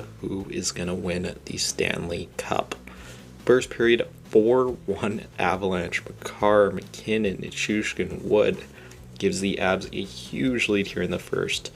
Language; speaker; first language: English; native; English